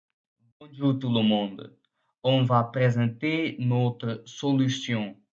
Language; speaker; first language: French; non-native, local second language; Dutch